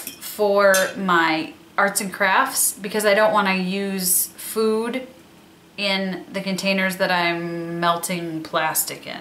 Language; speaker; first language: English; native; English